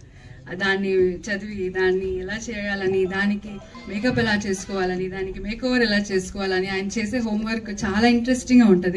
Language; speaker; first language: Telugu; non-native, learner; Kannada